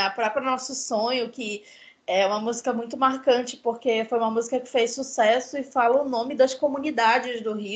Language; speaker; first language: Portuguese; native; Portuguese